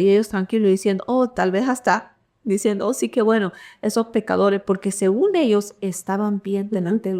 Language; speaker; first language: Spanish; early bilingual, heritage; Spanish